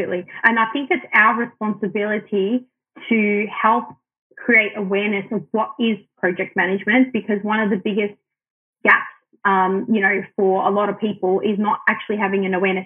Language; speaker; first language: English; non-native, local second language; Arabic